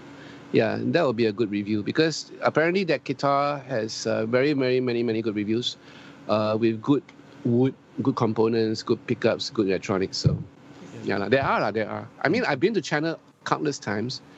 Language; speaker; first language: English; native; English